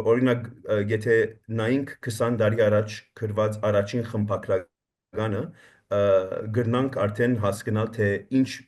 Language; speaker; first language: Armenian; early bilingual, heritage; Armenian